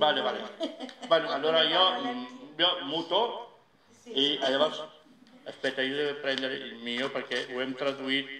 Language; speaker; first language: Italian; non-native, fluent; Catalan